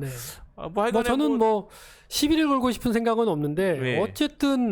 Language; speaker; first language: Korean; native; Korean